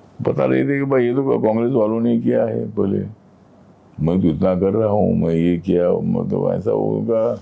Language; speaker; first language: Hindi; non-native, local second language; Marathi